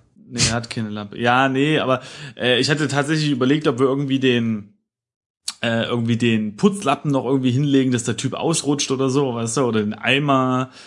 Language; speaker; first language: German; native; German